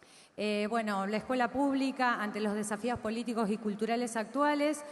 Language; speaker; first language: Spanish; native; Spanish